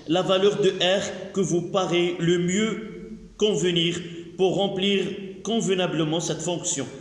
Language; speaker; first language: French; non-native, local second language; Arabic